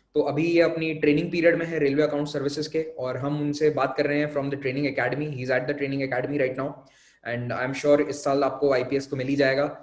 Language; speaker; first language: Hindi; native; Hindi